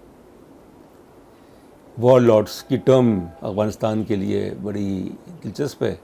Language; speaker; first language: Urdu; native; Urdu